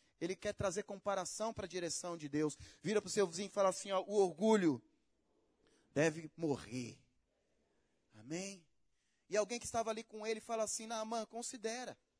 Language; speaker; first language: Portuguese; native; Portuguese